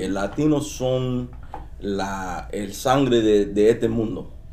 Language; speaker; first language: Spanish; early bilingual, heritage; Spanish